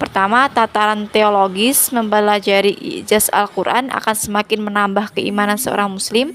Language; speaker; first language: Indonesian; native; Indonesian